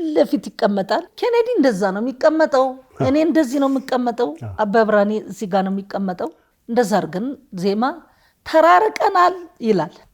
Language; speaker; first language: Amharic; native; Amharic